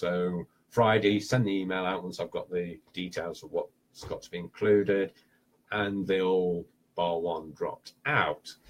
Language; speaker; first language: English; native; English